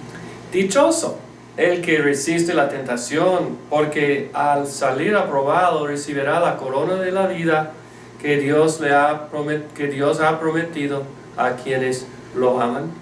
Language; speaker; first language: Spanish; non-native, fluent; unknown